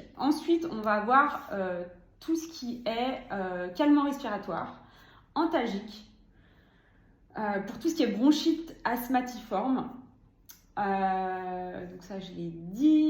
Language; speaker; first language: French; native; French